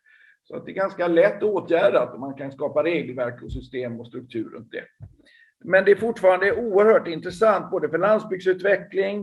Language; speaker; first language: Swedish; native; Swedish